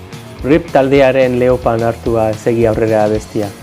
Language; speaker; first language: Basque; non-native, learner; English